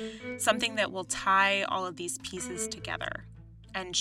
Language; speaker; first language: English; native; English